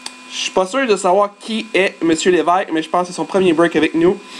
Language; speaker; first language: French; native; French